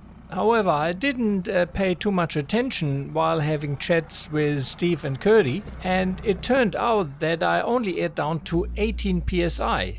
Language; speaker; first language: English; native; English